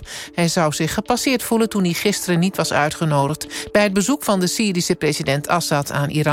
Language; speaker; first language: Dutch; native; Dutch